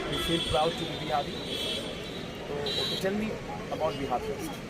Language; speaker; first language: English; non-native, local second language; Hindi